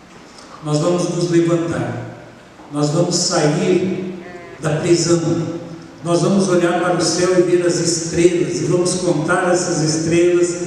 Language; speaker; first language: Portuguese; native; Portuguese